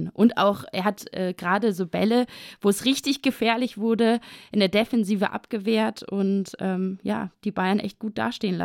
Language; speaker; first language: German; native; German